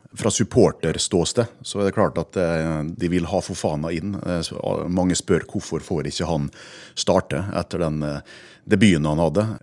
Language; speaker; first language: Norwegian; native; Norwegian